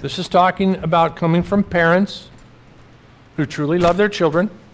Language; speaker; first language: English; native; English